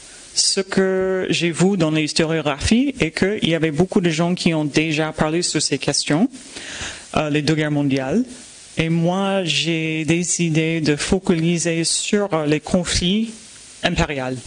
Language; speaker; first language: French; non-native, fluent; English